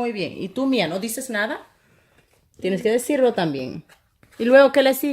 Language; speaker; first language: Spanish; native; Spanish